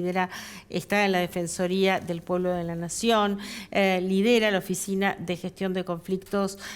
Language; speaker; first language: Spanish; native; Spanish